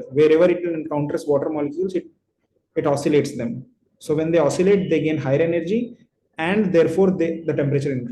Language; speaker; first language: English; non-native, local second language; Hindi